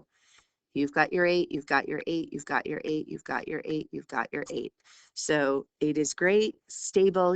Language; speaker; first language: English; native; English